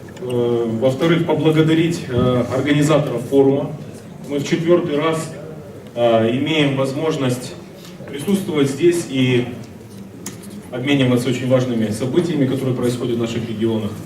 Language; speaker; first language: Russian; native; Russian